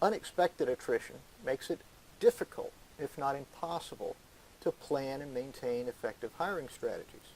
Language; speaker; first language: English; native; English